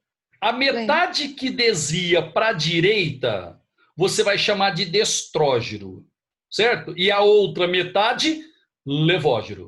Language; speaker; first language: Portuguese; native; Portuguese